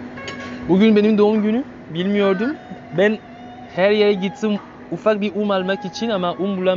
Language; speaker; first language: Turkish; non-native, learner; French